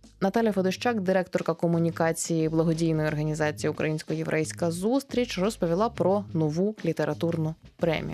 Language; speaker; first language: Ukrainian; native; Ukrainian